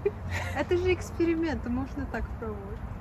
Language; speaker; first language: Russian; early bilingual, heritage; Russian